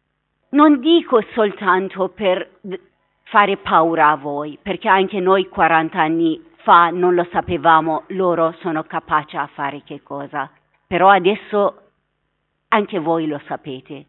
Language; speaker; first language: Italian; non-native, fluent; Persian